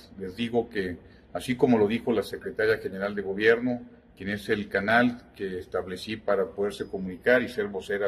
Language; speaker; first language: Spanish; native; Spanish